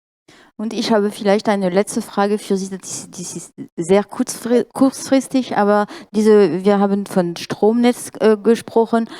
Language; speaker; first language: German; non-native, fluent; French